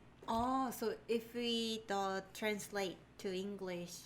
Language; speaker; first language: English; non-native, learner; Korean